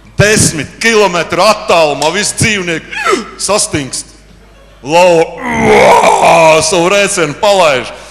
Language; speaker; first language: Latvian; native; Latvian